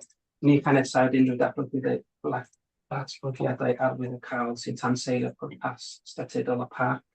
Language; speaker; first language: Welsh; native; Welsh